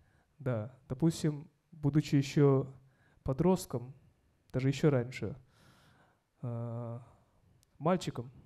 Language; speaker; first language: Russian; non-native, local second language; Kazakh